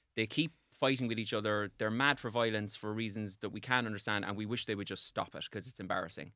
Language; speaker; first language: English; native; English